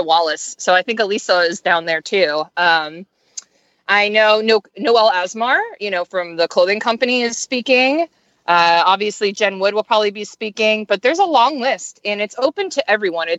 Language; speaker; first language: English; native; English